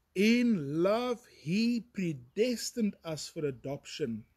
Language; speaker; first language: English; non-native, local second language; Afrikaans